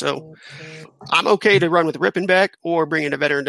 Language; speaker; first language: English; native; English